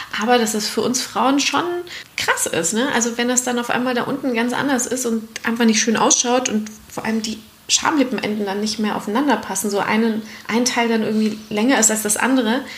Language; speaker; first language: German; native; German